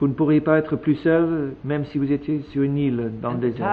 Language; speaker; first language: French; native; French